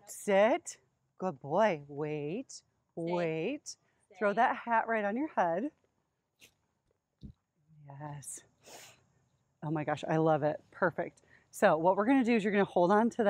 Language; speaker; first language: English; native; English